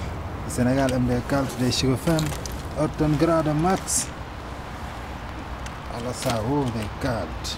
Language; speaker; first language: Swedish; non-native, learner; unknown